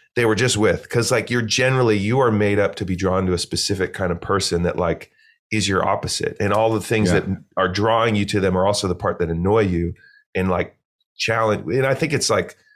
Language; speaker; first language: English; native; English